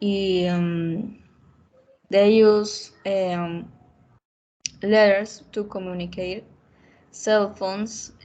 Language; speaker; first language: English; non-native, learner; Spanish